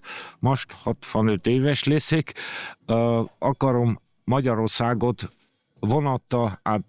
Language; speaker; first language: Hungarian; early bilingual, heritage; Hungarian